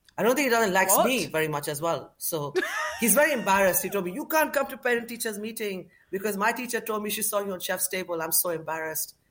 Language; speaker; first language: English; non-native, local second language; Urdu